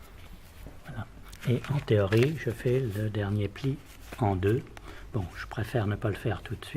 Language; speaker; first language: French; native; French